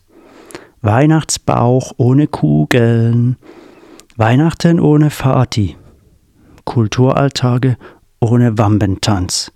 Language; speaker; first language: German; native; German